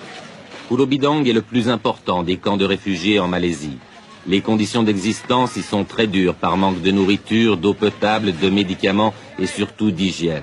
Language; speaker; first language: French; native; French